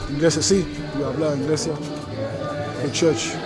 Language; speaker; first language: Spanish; non-native, learner; English